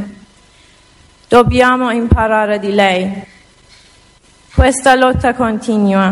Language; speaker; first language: Italian; non-native, learner; Persian